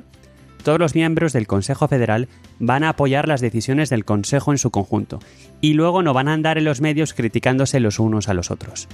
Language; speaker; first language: Spanish; native; Spanish